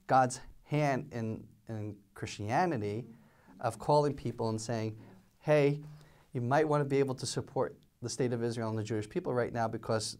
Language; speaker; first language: English; native; English